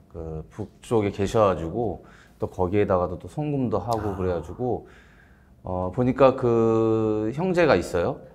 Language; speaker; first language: Korean; native; Korean